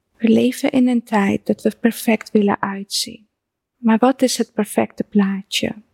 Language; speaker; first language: Dutch; early bilingual, other home language; Persian